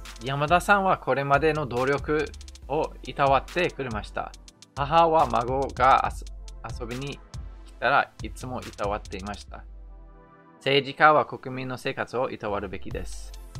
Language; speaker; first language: Japanese; non-native, fluent; English